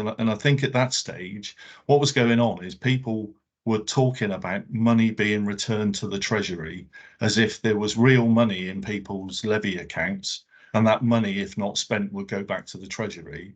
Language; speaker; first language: English; native; English